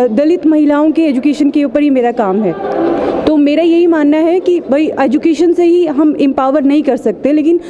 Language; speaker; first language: Hindi; native; Hindi